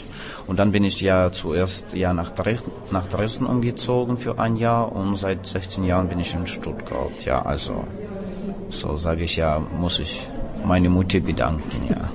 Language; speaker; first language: German; non-native, fluent; Russian